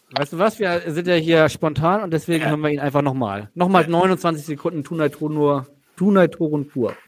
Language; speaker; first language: German; native; German